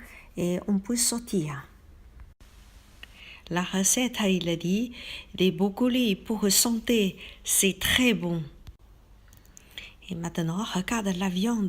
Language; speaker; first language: French; non-native, learner; Chinese